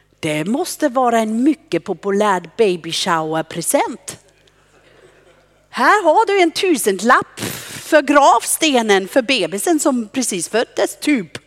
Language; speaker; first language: Swedish; non-native, fluent; German